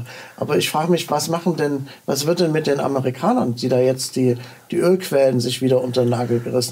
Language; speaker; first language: German; native; German